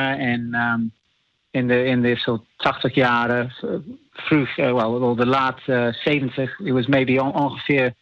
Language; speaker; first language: Dutch; non-native, learner; English